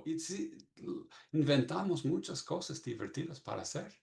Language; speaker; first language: Spanish; non-native, fluent; English